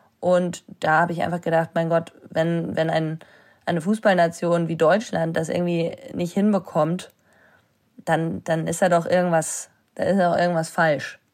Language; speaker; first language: German; native; German